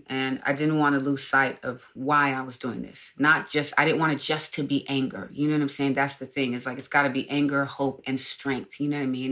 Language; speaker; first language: English; native; English